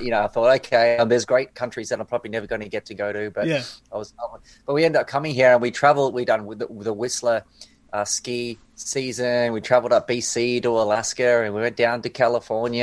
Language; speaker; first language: English; native; English